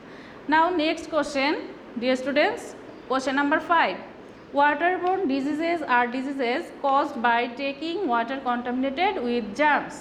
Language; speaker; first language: English; non-native, local second language; Bangla